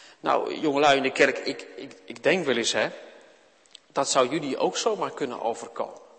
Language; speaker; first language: Dutch; native; Dutch